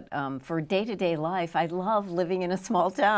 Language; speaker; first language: English; native; English